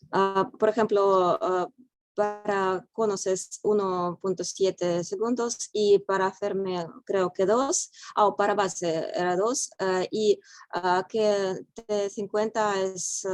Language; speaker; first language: Spanish; non-native, fluent; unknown